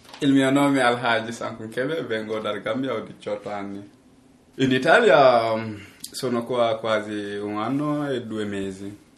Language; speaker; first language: Italian; non-native, learner; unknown